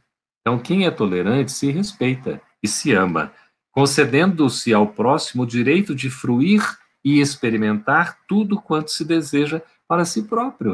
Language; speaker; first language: Portuguese; native; Portuguese